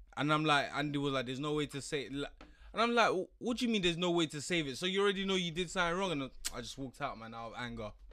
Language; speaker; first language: English; early bilingual, other home language; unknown